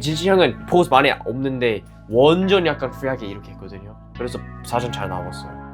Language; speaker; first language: Korean; non-native, learner; English